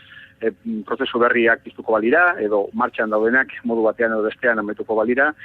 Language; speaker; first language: Basque; native; Basque